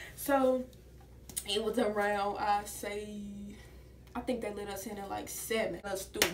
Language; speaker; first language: English; native; English